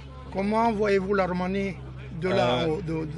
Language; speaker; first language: French; non-native, fluent; Romanian